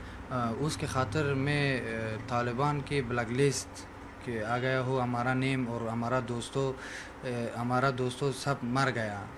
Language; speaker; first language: Hindi; non-native, learner; Persian